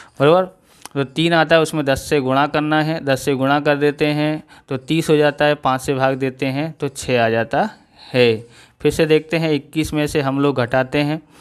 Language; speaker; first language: Hindi; non-native, local second language; Gujarati